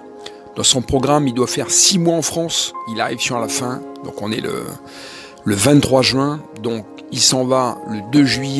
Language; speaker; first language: French; native; French